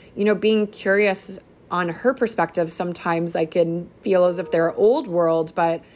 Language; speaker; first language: English; native; English